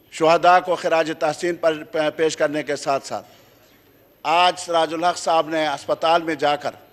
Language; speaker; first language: Urdu; non-native, local second language; Khowar